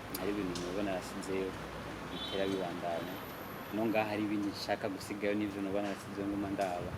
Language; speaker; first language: Rundi; early bilingual, heritage; Rundi